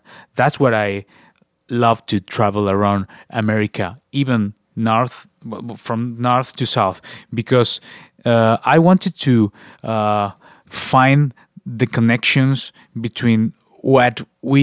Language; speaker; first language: English; non-native, fluent; Spanish